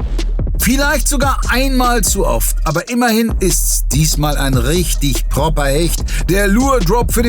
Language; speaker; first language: German; native; German